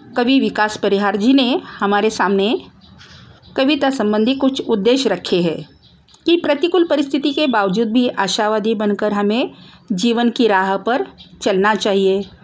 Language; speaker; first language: Hindi; non-native, local second language; Marathi